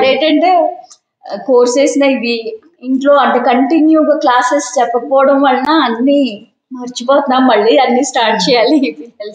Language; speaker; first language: Telugu; native; Telugu